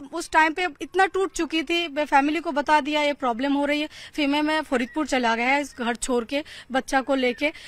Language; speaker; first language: Hindi; non-native, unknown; Bangla